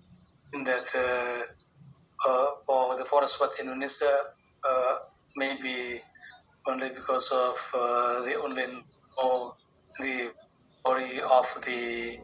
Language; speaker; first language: English; non-native, learner; Indonesian